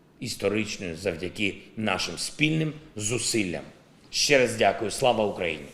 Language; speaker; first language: Ukrainian; non-native, local second language; Russian